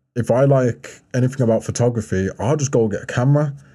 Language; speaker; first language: English; native; English